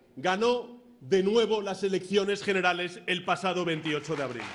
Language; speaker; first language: Spanish; native; Spanish